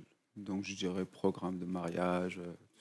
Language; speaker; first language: French; native; French